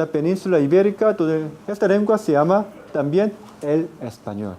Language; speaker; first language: Spanish; non-native, fluent; Korean